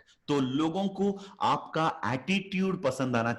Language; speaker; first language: Hindi; native; Hindi